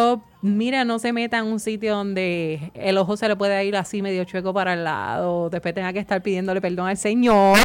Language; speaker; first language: Spanish; native; Spanish